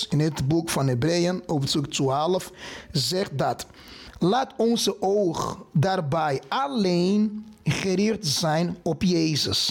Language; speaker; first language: Dutch; non-native, fluent; Portuguese